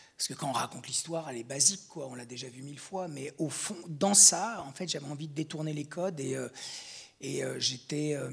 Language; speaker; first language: French; native; French